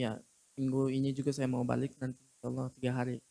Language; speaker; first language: Indonesian; non-native, fluent; Uzbek